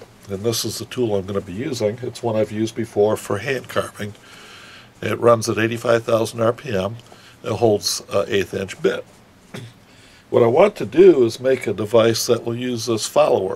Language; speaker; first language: English; native; English